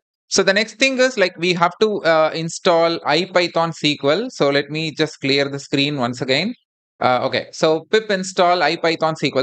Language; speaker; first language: English; non-native, local second language; Tamil